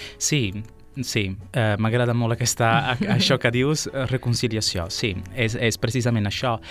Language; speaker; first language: Catalan; non-native, fluent; Sicilian